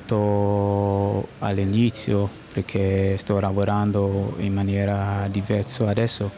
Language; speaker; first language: Italian; non-native, fluent; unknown